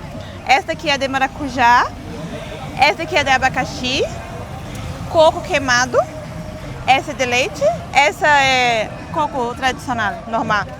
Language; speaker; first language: Portuguese; non-native, fluent; Spanish